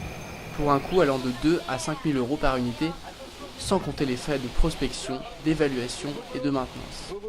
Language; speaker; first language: French; native; French